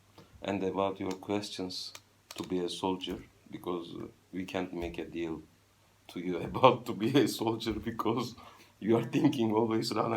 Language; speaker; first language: English; non-native, fluent; Turkish